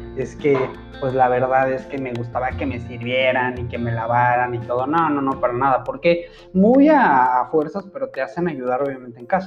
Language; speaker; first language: Spanish; native; Spanish